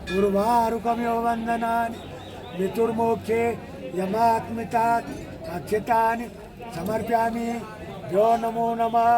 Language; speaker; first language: Hindi; native; Hindi